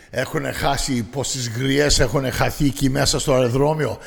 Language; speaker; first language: Greek; early bilingual, heritage; Greek